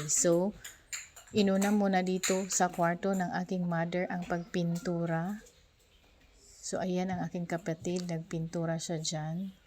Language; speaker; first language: Filipino; native; Filipino